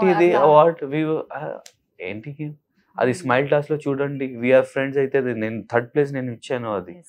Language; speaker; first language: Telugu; non-native, learner; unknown